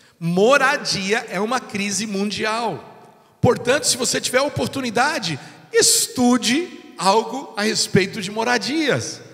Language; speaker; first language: Portuguese; non-native, fluent; English